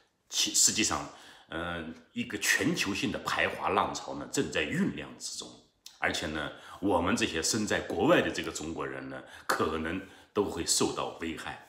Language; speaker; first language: Chinese; native; Chinese